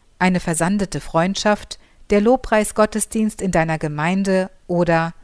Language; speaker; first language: German; native; German